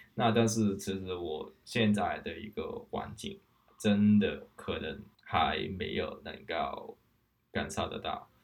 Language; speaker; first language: Chinese; non-native, local second language; Cantonese